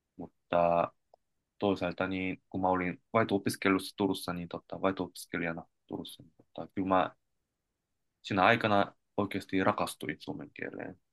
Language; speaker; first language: Finnish; non-native, fluent; Korean